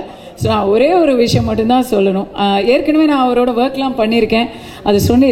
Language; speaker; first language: Tamil; native; Tamil